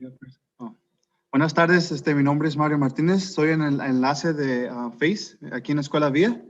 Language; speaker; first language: Spanish; early bilingual, heritage; Spanish